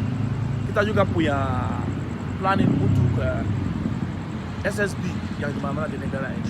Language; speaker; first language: Indonesian; non-native, fluent; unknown